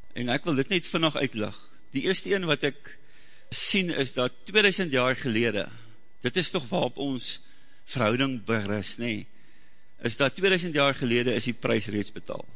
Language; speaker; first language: Afrikaans; native; Afrikaans